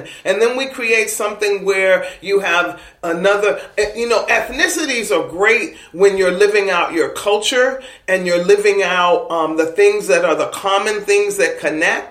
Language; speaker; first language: English; native; English